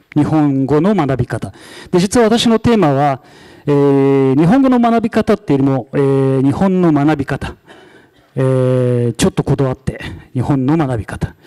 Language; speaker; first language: Japanese; non-native, fluent; Arabic